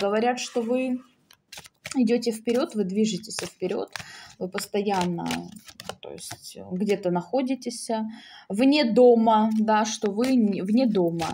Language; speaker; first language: Russian; native; Russian